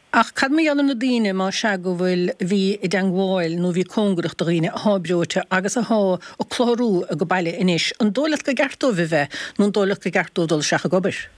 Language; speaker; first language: Irish; native; Irish